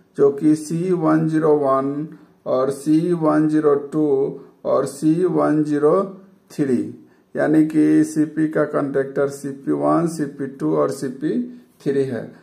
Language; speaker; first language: Hindi; native; Hindi